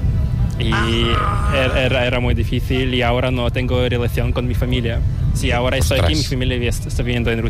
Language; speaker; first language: Spanish; non-native, fluent; Korean